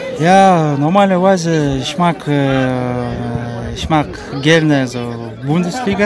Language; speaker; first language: German; non-native, learner; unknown